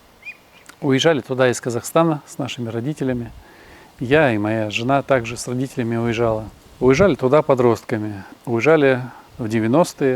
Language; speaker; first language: Russian; native; Russian